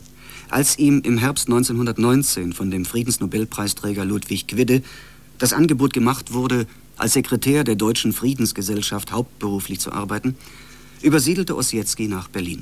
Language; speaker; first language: German; native; German